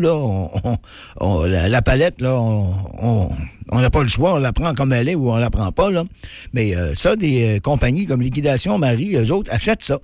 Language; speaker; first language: French; native; French